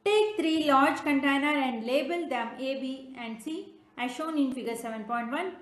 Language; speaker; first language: English; non-native, local second language; Kannada